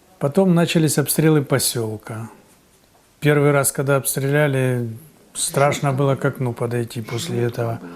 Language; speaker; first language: Russian; native; Russian